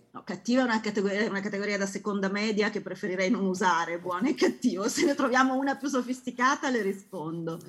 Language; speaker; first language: Italian; native; Italian